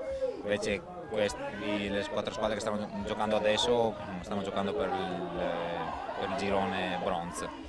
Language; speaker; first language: Italian; native; Italian